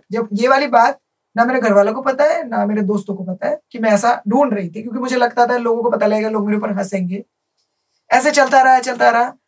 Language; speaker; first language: Hindi; non-native, local second language; Bangla